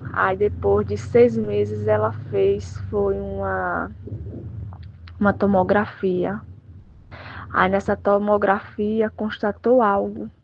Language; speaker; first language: Portuguese; native; Portuguese